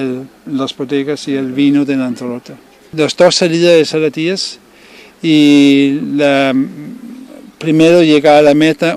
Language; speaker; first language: Spanish; non-native, learner; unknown